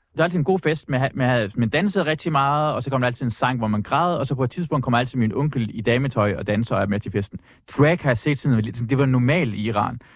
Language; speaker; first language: Danish; early bilingual, other home language; Persian